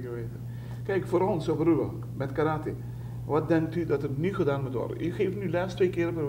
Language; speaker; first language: Dutch; non-native, local second language; Papiamento